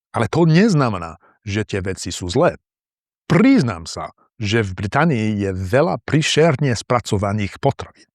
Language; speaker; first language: Slovak; non-native, learner; English